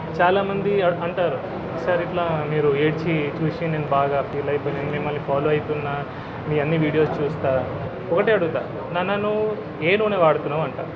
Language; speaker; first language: Telugu; non-native, fluent; Hindi